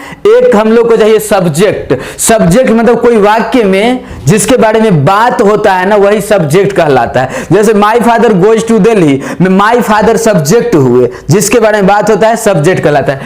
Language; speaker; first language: Hindi; native; Hindi